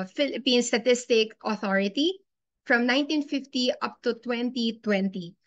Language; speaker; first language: English; non-native, local second language; Filipino